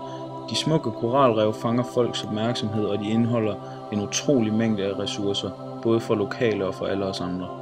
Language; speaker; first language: Danish; native; Danish